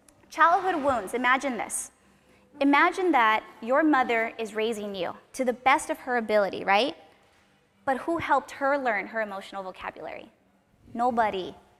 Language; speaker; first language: English; early bilingual, other home language; Spanish